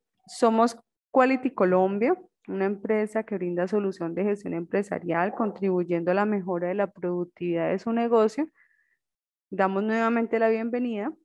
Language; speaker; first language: Spanish; native; Spanish